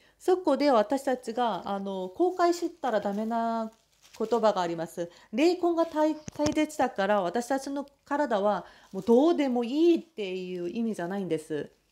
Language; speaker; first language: Japanese; non-native, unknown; Korean